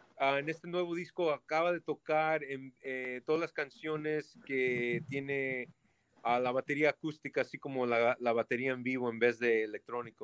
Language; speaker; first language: Spanish; early bilingual, heritage; Spanish